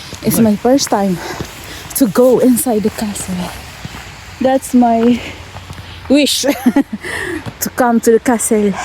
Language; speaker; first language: English; non-native, learner; Filipino